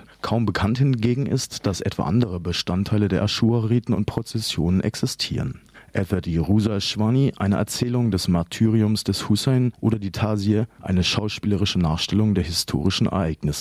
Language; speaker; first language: German; native; German